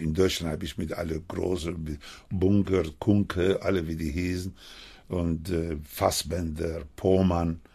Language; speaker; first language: German; non-native, fluent; Spanish